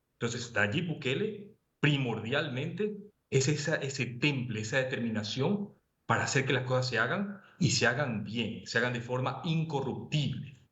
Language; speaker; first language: Spanish; native; Spanish